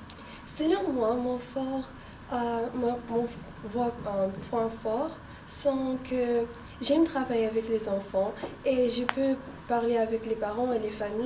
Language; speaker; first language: French; non-native, learner; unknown